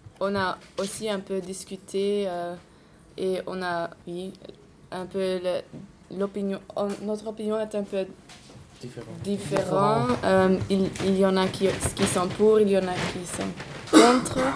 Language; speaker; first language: French; non-native, local second language; Dutch